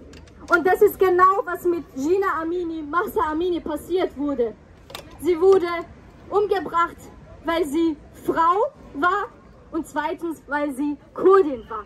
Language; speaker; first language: German; non-native, fluent; Persian